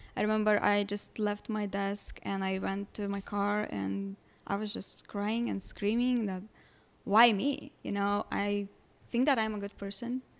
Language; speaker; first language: English; non-native, fluent; Lithuanian